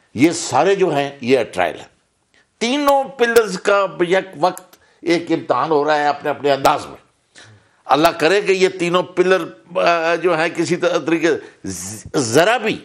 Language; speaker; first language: Urdu; native; Urdu